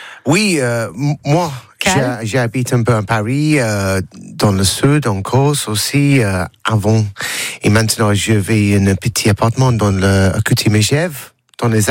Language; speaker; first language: French; non-native, learner; English